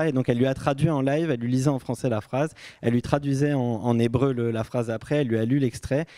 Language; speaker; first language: French; native; French